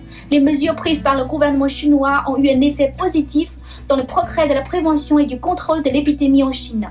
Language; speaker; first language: French; non-native, fluent; Chinese